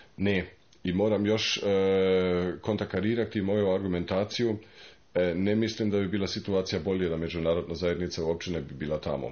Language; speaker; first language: Croatian; non-native, fluent; German